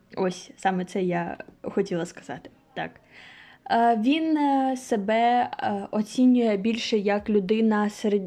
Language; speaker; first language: Ukrainian; non-native, local second language; Russian